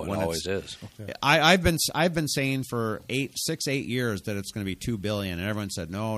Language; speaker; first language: English; native; English